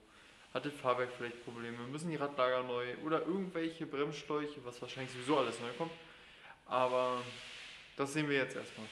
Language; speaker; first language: German; native; German